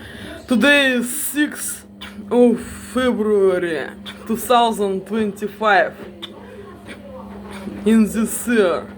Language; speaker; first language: English; non-native, learner; Russian